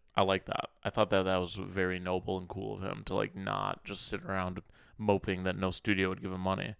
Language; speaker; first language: English; early bilingual, other home language; Arabic